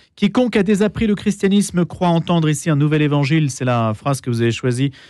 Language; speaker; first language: French; native; French